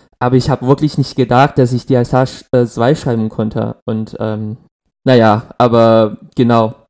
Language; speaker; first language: German; non-native, fluent; Chinese